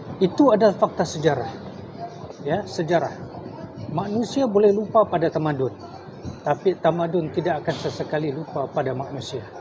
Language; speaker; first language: Malay; native; Malay